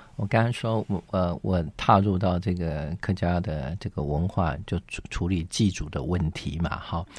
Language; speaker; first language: Chinese; native; Chinese